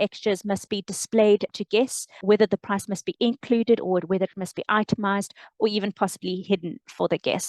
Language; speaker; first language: English; native; English